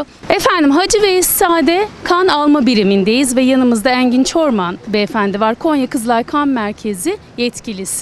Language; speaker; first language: Turkish; native; Turkish